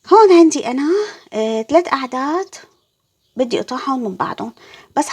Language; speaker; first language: Arabic; native; Arabic